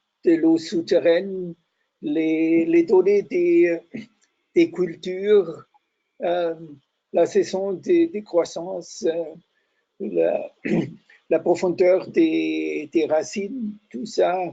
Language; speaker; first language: French; non-native, fluent; German